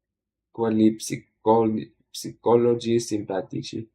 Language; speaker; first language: Italian; non-native, learner; English